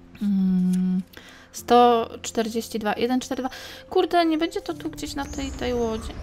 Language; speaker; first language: Polish; native; Polish